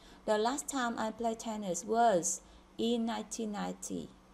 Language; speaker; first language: English; non-native, fluent; Vietnamese